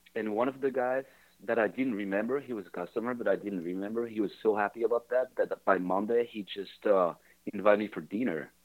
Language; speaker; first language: English; non-native, fluent; French